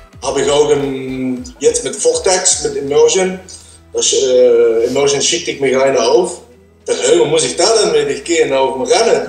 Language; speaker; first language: German; non-native, learner; Dutch